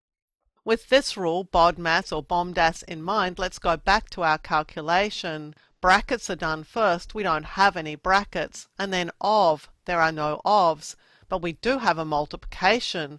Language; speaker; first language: English; native; English